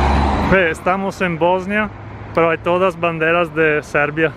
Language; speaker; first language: Spanish; non-native, fluent; Italian